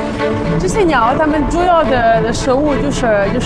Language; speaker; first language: Chinese; non-native, fluent; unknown